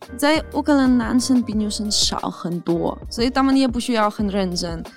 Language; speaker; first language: Chinese; non-native, fluent; Ukrainian